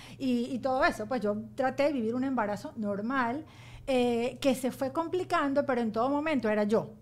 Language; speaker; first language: Spanish; native; Spanish